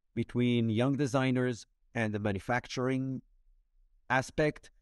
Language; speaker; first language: English; non-native, fluent; Hebrew